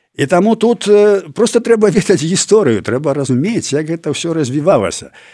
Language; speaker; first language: Belarusian; native; Belarusian